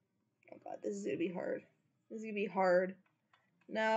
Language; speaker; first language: English; native; English